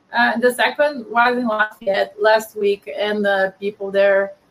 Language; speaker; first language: English; non-native, fluent; Portuguese